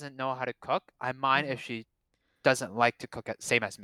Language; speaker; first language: English; non-native, fluent; Cantonese